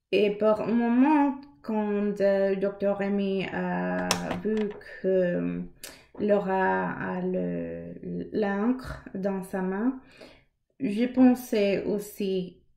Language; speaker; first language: French; non-native, learner; English